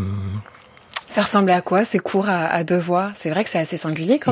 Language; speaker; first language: French; native; French